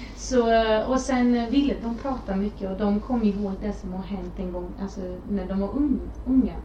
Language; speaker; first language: Swedish; non-native, fluent; Romanian